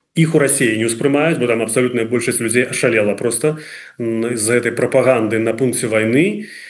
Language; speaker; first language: Belarusian; non-native, local second language; Russian